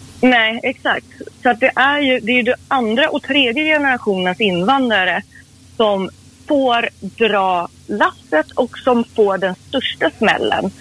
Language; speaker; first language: Swedish; early bilingual, other home language; Persian